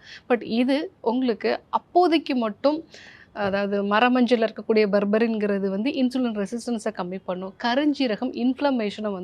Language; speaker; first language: Tamil; native; Tamil